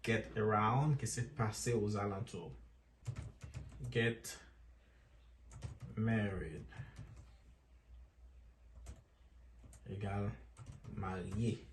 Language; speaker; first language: French; non-native, local second language; Haitian Creole